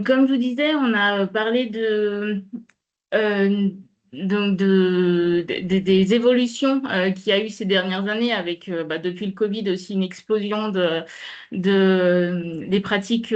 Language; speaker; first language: French; native; French